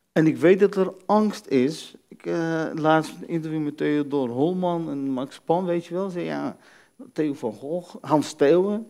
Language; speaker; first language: Dutch; early bilingual, other home language; Arabic